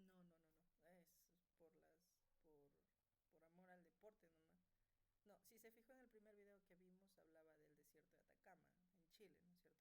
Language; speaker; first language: Spanish; native; Spanish